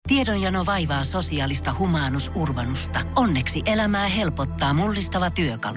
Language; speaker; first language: Finnish; native; Finnish